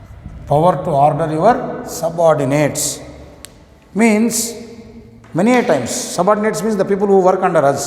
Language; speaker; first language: English; non-native, local second language; Telugu